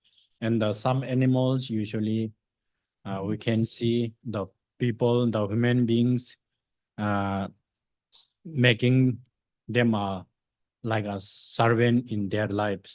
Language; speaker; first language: English; non-native, fluent; Tibetan